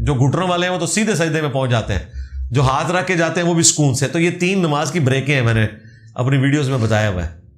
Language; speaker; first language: Urdu; non-native, local second language; Punjabi